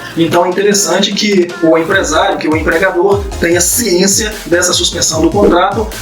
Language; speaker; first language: Portuguese; native; Portuguese